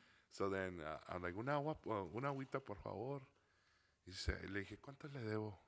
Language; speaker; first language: Spanish; early bilingual, other home language; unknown